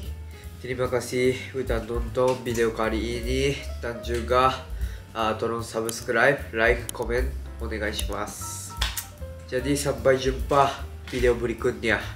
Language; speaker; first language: Indonesian; non-native, learner; Japanese